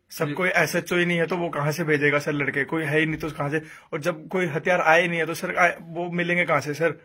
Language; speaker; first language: Hindi; native; Hindi